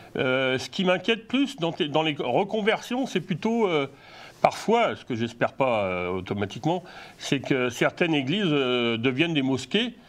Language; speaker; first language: French; native; French